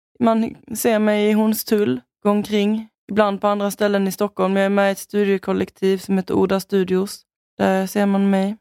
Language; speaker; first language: Swedish; native; Swedish